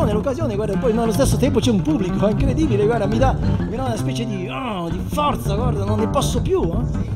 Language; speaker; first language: Italian; non-native, fluent; French